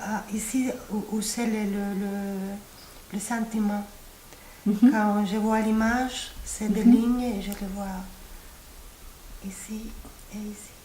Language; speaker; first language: French; non-native, fluent; Spanish